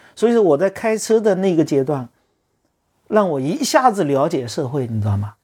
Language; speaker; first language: Chinese; native; Chinese